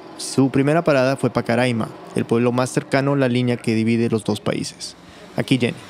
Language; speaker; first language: Spanish; early bilingual, heritage; Spanish